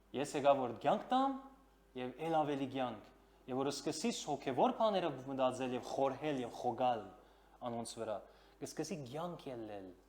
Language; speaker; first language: Armenian; early bilingual, heritage; Armenian